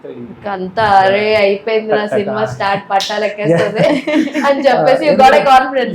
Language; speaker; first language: Telugu; native; Telugu